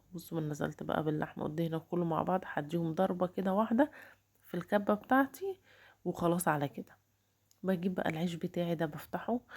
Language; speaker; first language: Egyptian Arabic; native; Egyptian Arabic